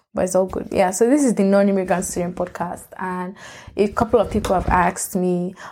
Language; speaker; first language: English; non-native, local second language; Yoruba